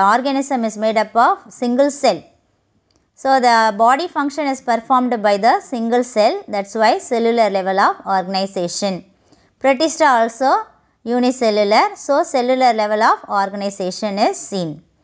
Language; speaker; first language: English; non-native, local second language; Tamil